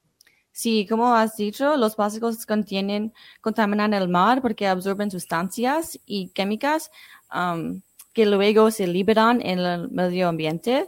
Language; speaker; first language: Spanish; non-native, fluent; English